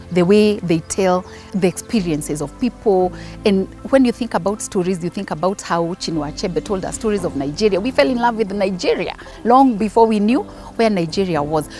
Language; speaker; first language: English; non-native, local second language; Kikuyu